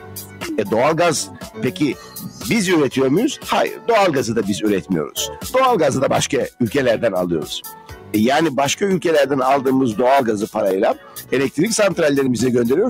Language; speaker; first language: Turkish; native; Turkish